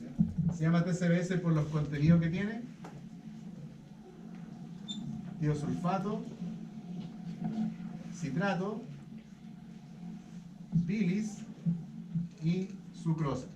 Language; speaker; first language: Spanish; native; Spanish